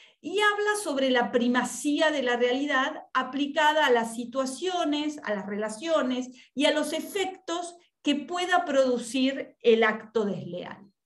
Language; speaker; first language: Spanish; native; Spanish